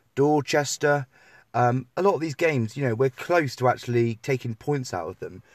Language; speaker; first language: English; native; English